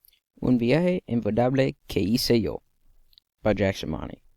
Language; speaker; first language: Spanish; non-native, learner; English